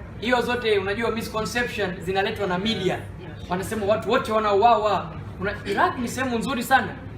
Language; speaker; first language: Swahili; non-native, local second language; Gujarati